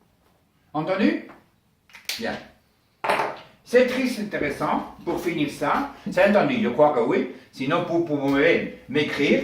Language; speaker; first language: French; non-native, learner; Spanish